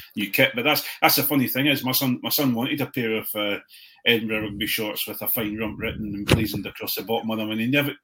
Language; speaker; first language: English; native; English